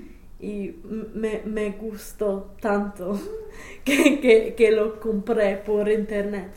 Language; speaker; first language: Spanish; non-native, fluent; English